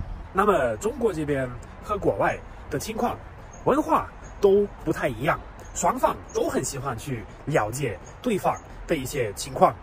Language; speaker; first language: Chinese; non-native, fluent; German